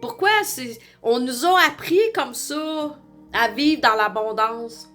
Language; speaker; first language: French; native; French